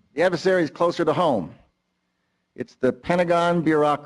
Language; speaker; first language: English; native; English